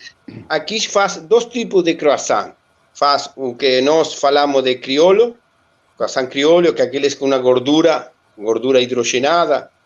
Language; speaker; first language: Portuguese; non-native, learner; Spanish